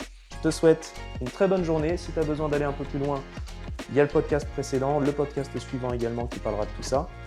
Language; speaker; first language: French; native; French